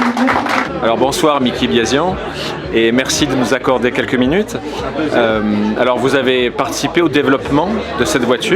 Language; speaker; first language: French; native; French